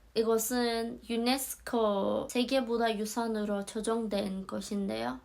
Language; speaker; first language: Korean; non-native, fluent; Azerbaijani